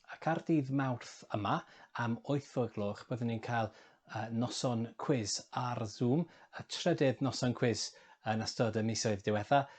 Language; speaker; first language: Welsh; non-native, local second language; English